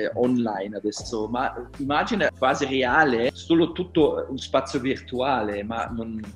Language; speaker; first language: Italian; non-native, learner; German